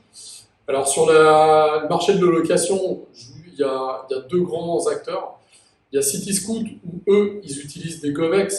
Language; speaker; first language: French; native; French